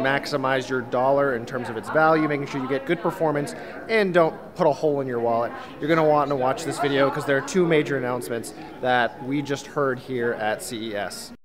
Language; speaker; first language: English; native; English